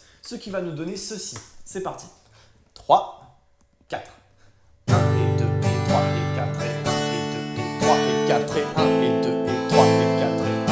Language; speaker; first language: French; native; French